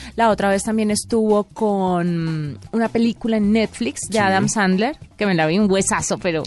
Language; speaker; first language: Spanish; native; Spanish